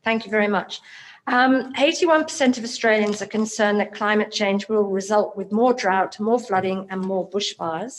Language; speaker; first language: English; native; English